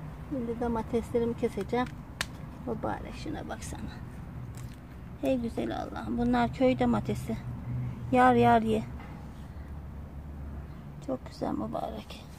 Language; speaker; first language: Turkish; native; Turkish